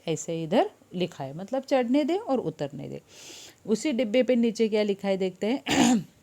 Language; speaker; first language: Hindi; non-native, local second language; Marathi